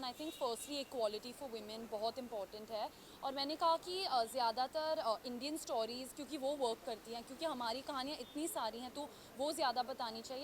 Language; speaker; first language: Hindi; native; Hindi